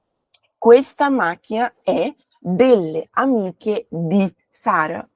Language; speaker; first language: Italian; non-native, fluent; Portuguese